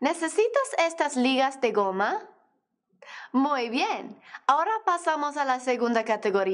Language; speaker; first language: Spanish; non-native, fluent; English